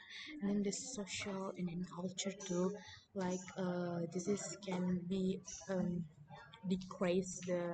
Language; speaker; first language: English; non-native, learner; Indonesian